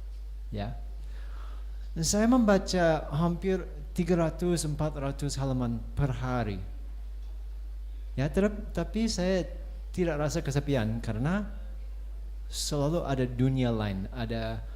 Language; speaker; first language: Indonesian; non-native, fluent; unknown